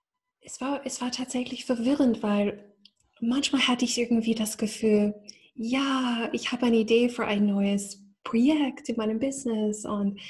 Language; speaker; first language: German; non-native, fluent; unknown